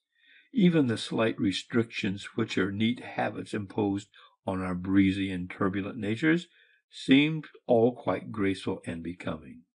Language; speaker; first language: English; native; English